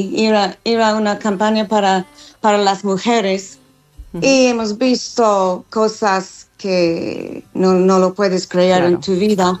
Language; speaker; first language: Spanish; non-native, learner; English